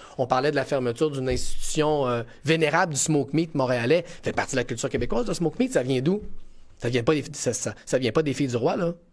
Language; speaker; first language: French; native; French